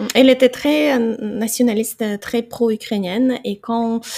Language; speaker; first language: French; non-native, fluent; Ukrainian